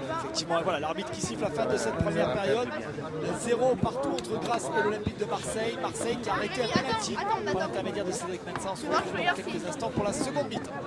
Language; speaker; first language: French; native; French